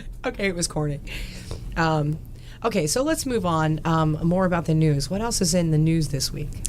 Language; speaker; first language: English; native; English